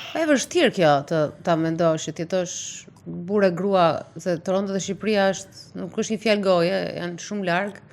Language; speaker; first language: Albanian; native; Albanian